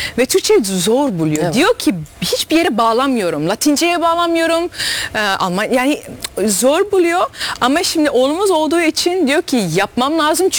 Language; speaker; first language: Turkish; early bilingual, heritage; Turkish